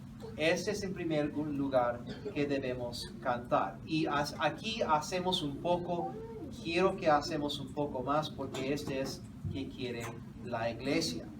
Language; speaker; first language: Spanish; non-native, fluent; English